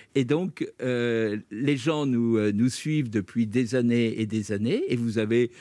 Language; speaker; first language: French; native; French